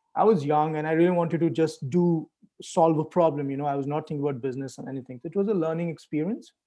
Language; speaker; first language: English; non-native, local second language; Hindi